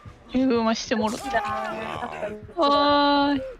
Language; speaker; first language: Japanese; native; Japanese